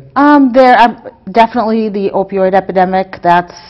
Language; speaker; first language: English; native; English